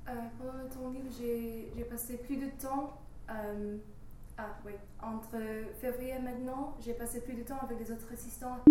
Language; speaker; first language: French; non-native, fluent; English